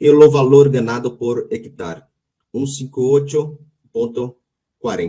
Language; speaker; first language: Spanish; non-native, learner; Portuguese